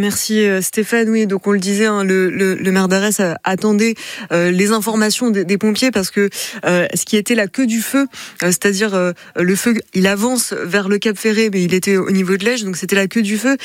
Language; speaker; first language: French; native; French